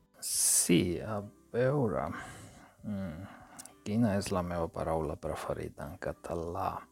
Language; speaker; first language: Catalan; non-native, learner; Georgian